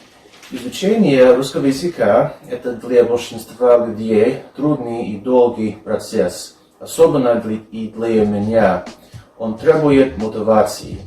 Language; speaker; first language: Russian; non-native, fluent; English